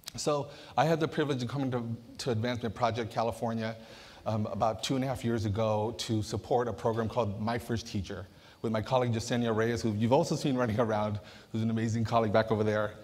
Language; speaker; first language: English; native; English